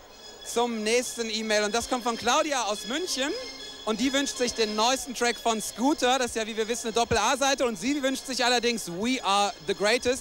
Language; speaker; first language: German; native; German